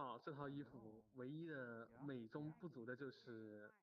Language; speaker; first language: Chinese; non-native, fluent; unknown